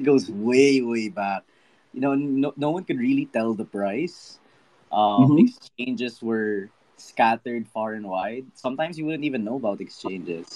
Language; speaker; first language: English; non-native, local second language; Filipino